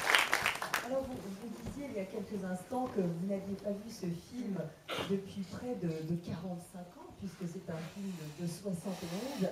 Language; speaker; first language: French; native; French